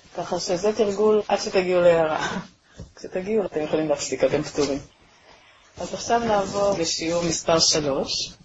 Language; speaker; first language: Hebrew; native; Hebrew